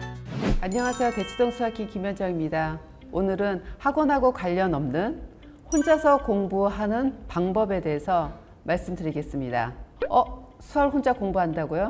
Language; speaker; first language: Korean; native; Korean